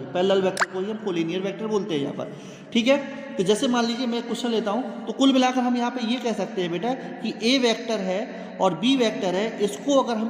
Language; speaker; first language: Hindi; native; Hindi